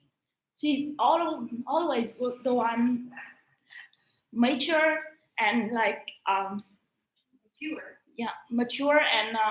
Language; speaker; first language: English; non-native, learner; Vietnamese